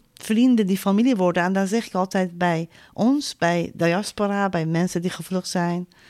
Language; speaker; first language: Dutch; non-native, fluent; Persian